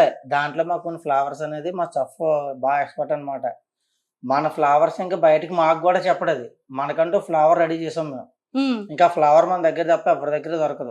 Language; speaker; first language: Telugu; native; Telugu